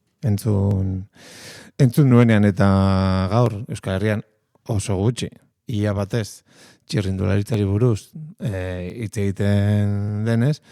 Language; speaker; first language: Basque; native; Basque